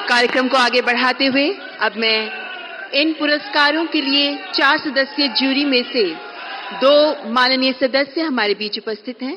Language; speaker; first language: Hindi; native; Hindi